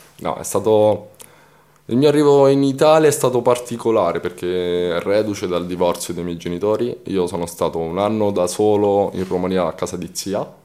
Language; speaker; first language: Italian; early bilingual, other home language; Romanian